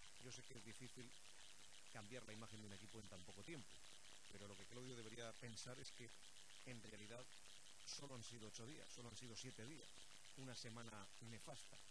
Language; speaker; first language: Spanish; native; Spanish